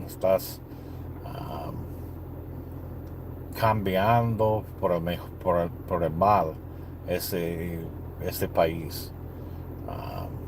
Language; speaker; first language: Spanish; non-native, learner; English